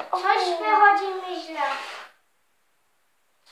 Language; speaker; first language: Polish; early bilingual, heritage; Polish